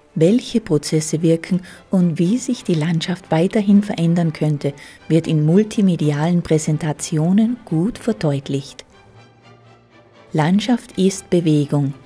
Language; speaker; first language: German; native; German